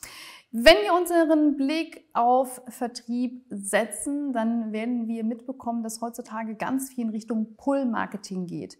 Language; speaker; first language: German; native; German